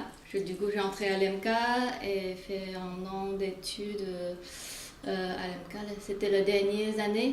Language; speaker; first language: French; non-native, fluent; Chinese